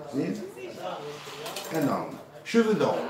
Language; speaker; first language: French; native; French